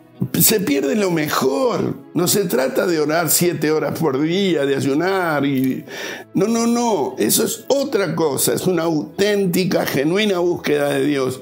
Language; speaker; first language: Spanish; native; Spanish